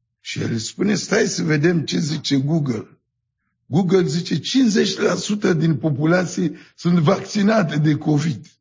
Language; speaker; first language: Romanian; non-native, fluent; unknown